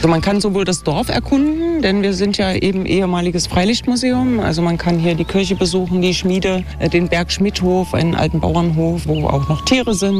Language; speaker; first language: German; native; German